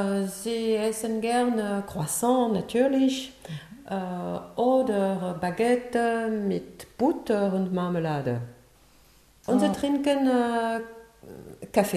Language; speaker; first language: German; non-native, learner; French